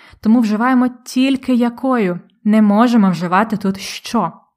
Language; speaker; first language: Ukrainian; native; Ukrainian